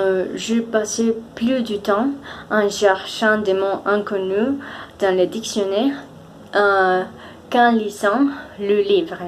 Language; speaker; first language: French; non-native, fluent; Spanish